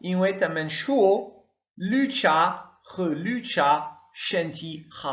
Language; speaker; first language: Chinese; non-native, learner; French